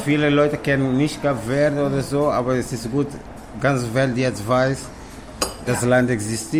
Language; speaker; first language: German; non-native, learner; Kabuverdianu